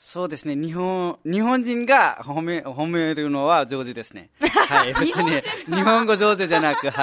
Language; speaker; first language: Japanese; non-native, fluent; Nepali